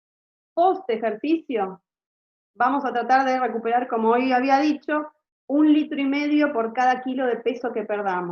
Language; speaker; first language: Spanish; native; Spanish